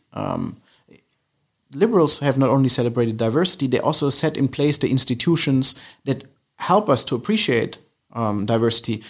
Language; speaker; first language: English; non-native, fluent; German